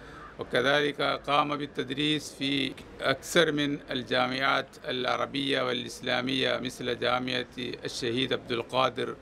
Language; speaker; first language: Arabic; non-native, fluent; Malayalam